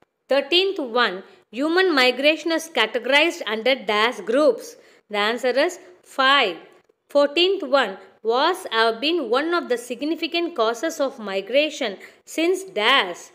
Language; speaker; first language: English; non-native, local second language; Tamil